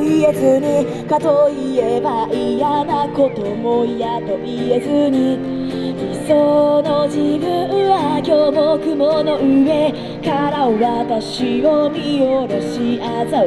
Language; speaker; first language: Japanese; native; Japanese